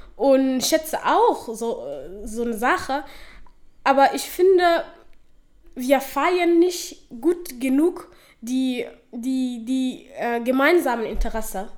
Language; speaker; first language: German; non-native, fluent; Somali